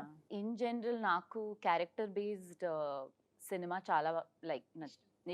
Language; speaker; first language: Telugu; early bilingual, heritage; Telugu